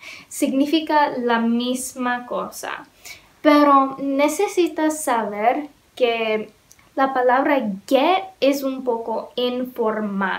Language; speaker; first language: Spanish; non-native, learner; English